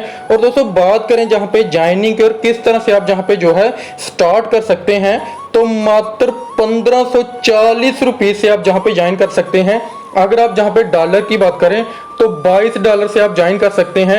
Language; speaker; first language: Hindi; native; Hindi